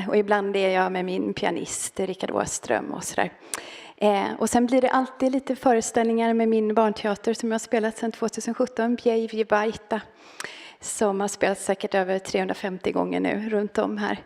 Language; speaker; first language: Swedish; native; Swedish